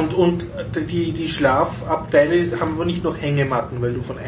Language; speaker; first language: German; native; German